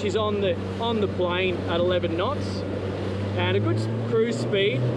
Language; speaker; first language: English; native; English